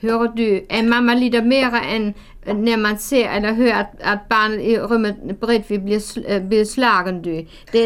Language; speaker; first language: Swedish; non-native, fluent; German